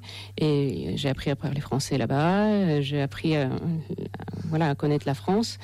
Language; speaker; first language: French; non-native, fluent; Russian